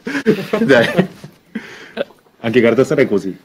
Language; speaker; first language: Italian; non-native, learner; Japanese